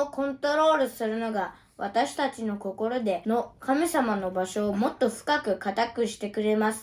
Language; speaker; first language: Japanese; early bilingual, other home language; Uyghur